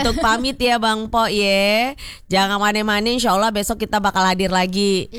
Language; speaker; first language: Indonesian; non-native, local second language; Minangkabau